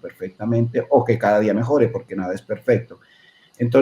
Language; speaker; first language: Spanish; native; Spanish